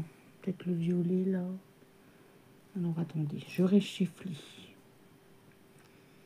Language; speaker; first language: French; native; French